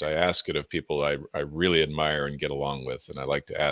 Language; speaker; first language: English; native; English